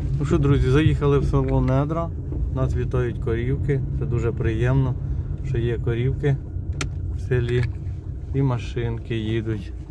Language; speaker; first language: Ukrainian; native; Ukrainian